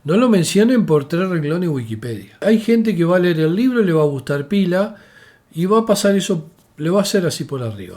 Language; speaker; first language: Spanish; native; Spanish